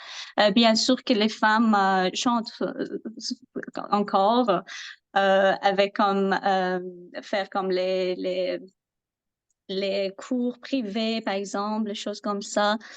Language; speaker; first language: French; non-native, learner; Persian